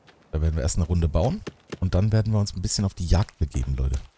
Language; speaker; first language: German; native; German